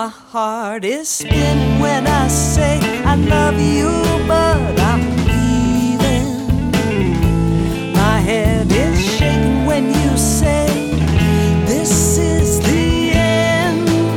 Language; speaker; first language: English; native; English